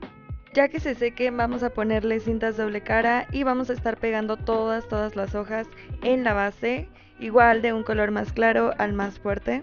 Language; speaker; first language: Spanish; native; Spanish